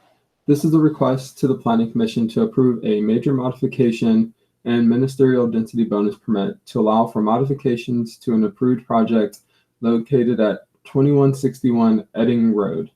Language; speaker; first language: English; native; English